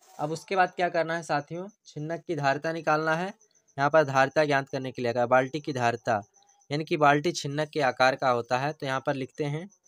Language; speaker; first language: Hindi; native; Hindi